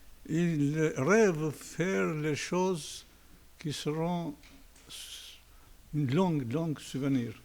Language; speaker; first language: French; non-native, fluent; Albanian